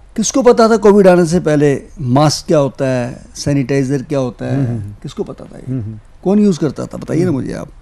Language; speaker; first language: Hindi; native; Hindi